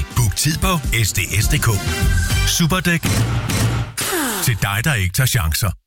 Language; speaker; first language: Danish; native; Danish